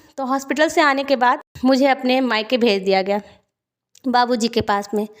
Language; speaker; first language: Hindi; native; Hindi